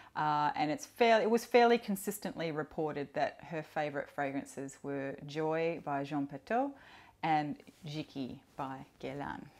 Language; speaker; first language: English; native; English